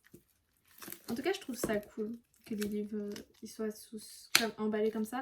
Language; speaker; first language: French; native; French